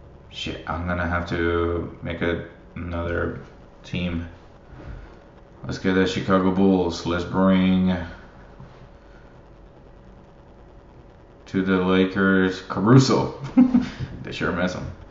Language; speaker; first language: English; non-native, fluent; Spanish